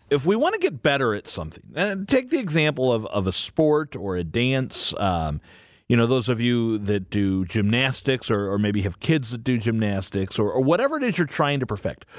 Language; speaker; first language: English; native; English